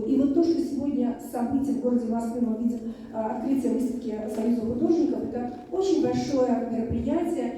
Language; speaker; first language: Russian; native; Russian